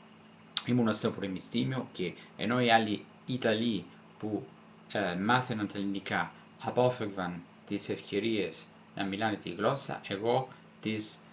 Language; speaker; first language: Greek; non-native, fluent; Italian